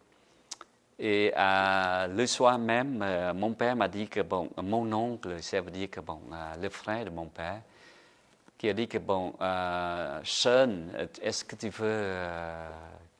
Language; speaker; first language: French; non-native, fluent; Vietnamese